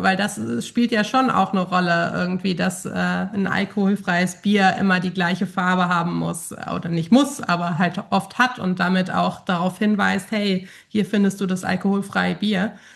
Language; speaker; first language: German; native; German